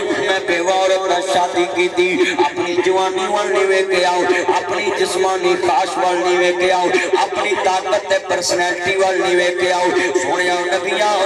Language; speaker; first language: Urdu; non-native, local second language; Punjabi